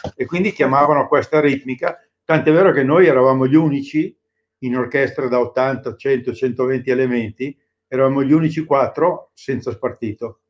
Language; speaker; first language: Italian; native; Italian